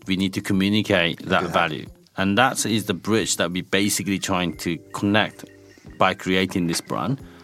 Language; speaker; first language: English; non-native, fluent; Japanese